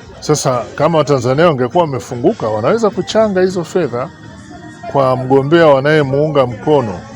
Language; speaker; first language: Swahili; native; Swahili